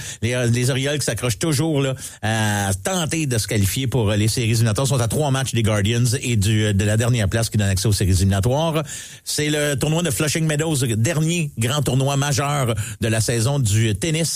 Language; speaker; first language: French; native; French